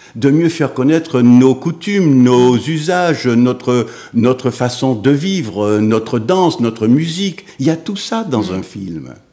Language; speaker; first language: French; native; French